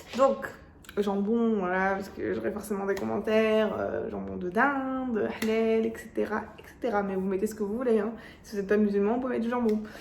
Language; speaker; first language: French; early bilingual, other home language; Arabic